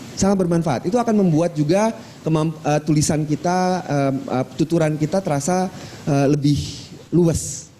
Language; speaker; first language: Indonesian; non-native, local second language; Minangkabau